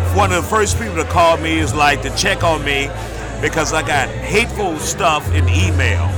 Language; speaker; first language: English; native; English